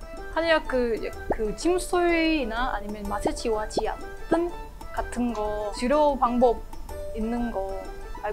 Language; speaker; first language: Korean; non-native, learner; Vietnamese